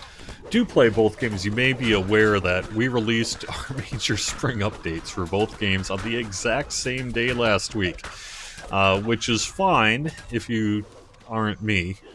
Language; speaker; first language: English; native; English